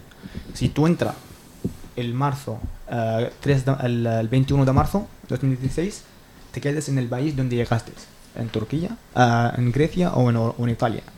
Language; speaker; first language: Spanish; non-native, learner; Arabic